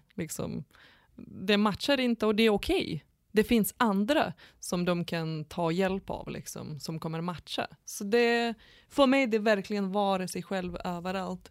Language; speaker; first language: Swedish; non-native, fluent; Lithuanian